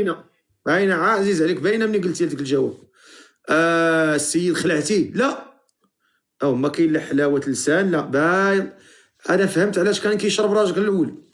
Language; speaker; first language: Arabic; native; Arabic